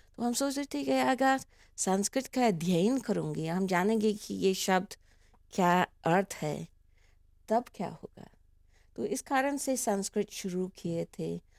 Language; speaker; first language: Hindi; non-native, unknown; English